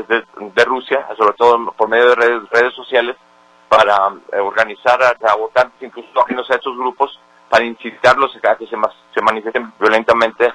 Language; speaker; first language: Spanish; native; Spanish